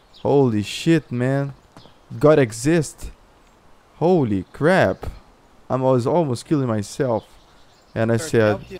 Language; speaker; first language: English; non-native, fluent; Portuguese